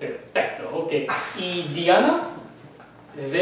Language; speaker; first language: Spanish; non-native, fluent; English